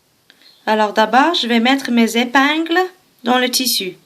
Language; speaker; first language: French; non-native, fluent; English